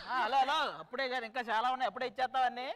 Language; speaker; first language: Telugu; native; Telugu